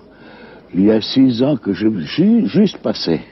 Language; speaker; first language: French; non-native, fluent; Greek